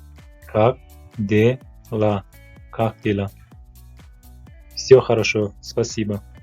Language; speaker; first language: Russian; non-native, fluent; Turkmen